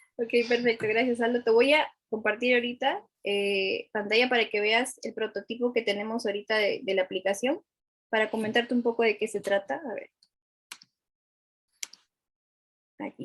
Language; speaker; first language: Spanish; native; Spanish